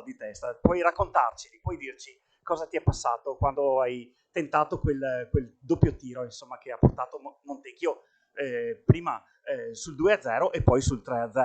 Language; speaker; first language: Italian; native; Italian